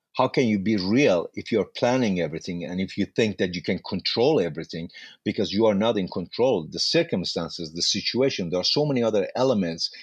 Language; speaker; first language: English; non-native, fluent; Persian